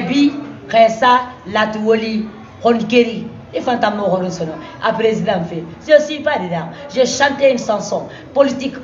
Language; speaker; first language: French; non-native, local second language; Susu